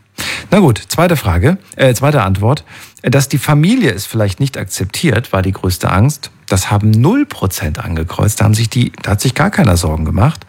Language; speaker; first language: German; native; German